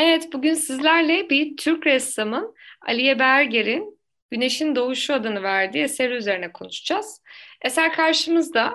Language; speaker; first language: Turkish; native; Turkish